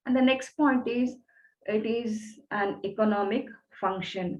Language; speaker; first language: English; non-native, local second language; Kannada